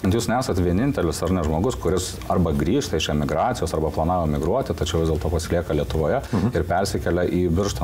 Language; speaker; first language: Lithuanian; native; Lithuanian